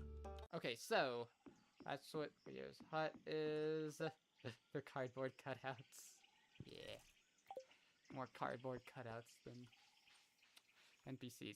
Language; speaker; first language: English; native; English